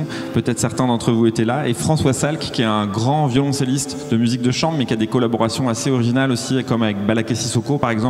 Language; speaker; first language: French; native; French